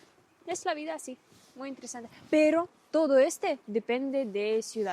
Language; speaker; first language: Spanish; non-native, learner; Russian